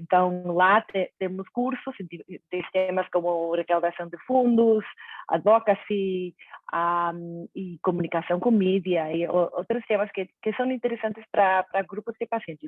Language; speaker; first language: Portuguese; non-native, fluent; Spanish